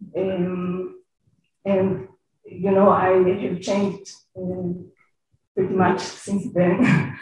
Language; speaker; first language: English; non-native, fluent; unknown